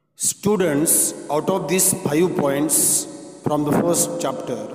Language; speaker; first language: English; non-native, local second language; Marathi